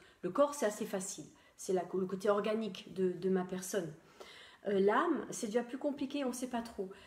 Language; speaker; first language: French; native; French